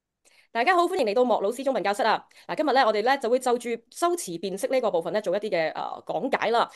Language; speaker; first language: Cantonese; native; Cantonese